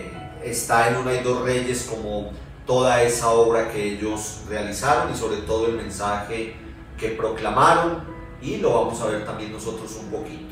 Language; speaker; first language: Spanish; native; Spanish